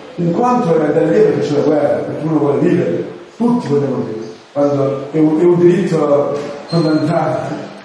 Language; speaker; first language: Italian; native; Italian